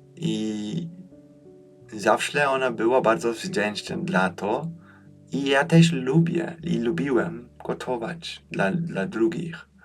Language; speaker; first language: Polish; non-native, fluent; German